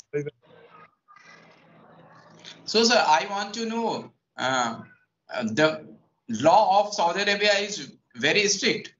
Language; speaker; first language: English; non-native, local second language; Hindi